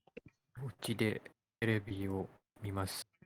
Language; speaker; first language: Japanese; non-native, learner; Malay